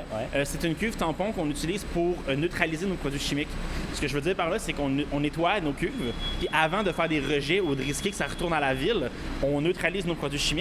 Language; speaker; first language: French; native; French